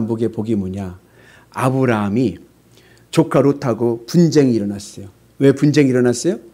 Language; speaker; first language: Korean; native; Korean